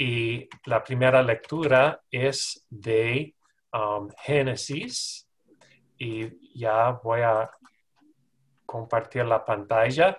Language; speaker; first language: Spanish; non-native, learner; English